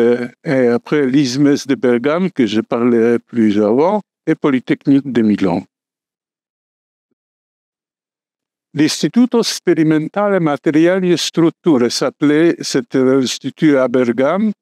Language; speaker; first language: French; non-native, fluent; Polish